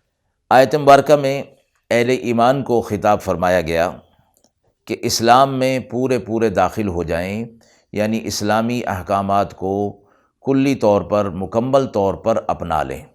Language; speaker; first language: Urdu; native; Urdu